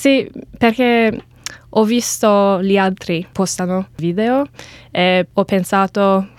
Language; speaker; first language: Italian; non-native, learner; English